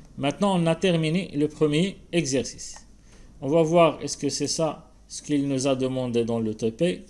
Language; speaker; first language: French; non-native, local second language; Arabic